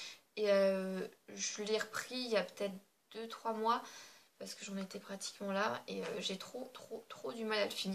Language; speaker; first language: French; native; French